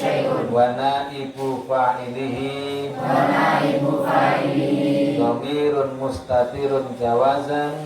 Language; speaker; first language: Arabic; non-native, fluent; Javanese